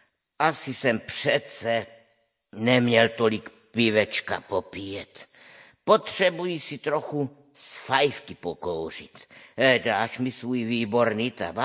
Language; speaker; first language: Czech; native; Czech